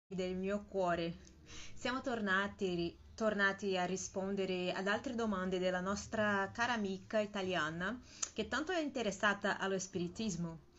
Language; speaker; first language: Italian; non-native, learner; Portuguese